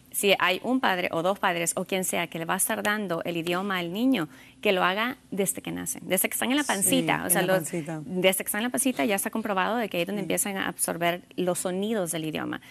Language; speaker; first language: Spanish; native; Spanish